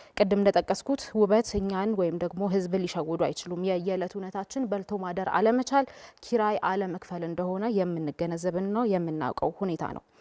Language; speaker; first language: Amharic; native; Amharic